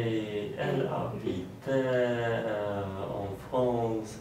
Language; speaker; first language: French; non-native, learner; Polish